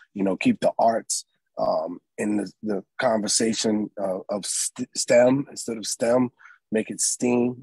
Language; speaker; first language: English; native; English